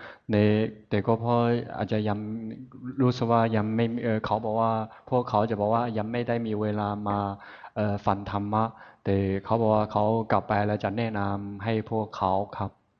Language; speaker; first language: Thai; non-native, fluent; Chinese